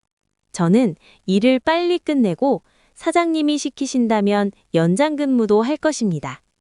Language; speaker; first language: Korean; non-native, learner; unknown